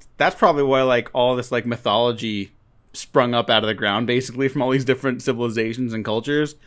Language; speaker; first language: English; early bilingual, other home language; Spanish